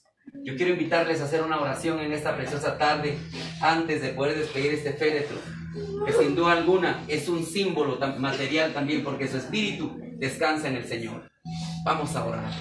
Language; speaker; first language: Spanish; native; Spanish